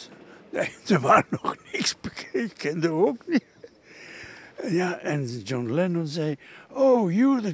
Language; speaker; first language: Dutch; non-native, local second language; French